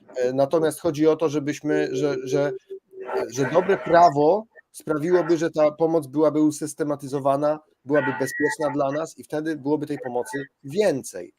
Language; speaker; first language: Polish; native; Polish